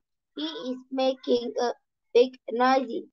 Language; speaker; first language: English; non-native, learner; Vietnamese